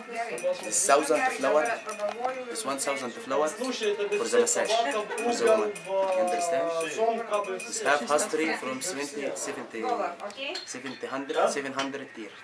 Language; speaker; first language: English; non-native, learner; Arabic